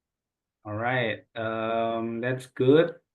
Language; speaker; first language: English; non-native, local second language; Indonesian